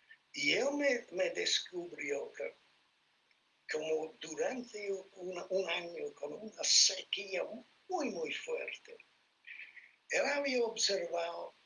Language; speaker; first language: Spanish; non-native, fluent; English